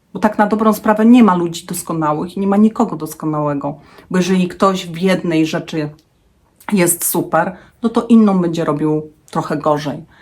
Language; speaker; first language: Polish; native; Polish